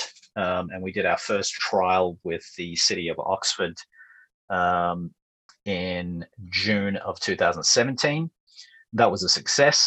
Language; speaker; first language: English; native; English